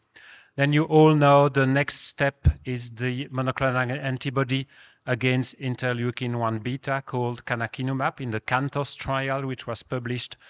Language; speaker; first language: English; non-native, fluent; French